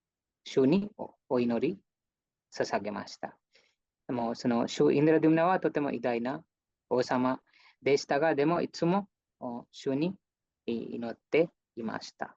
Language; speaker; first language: Japanese; non-native, fluent; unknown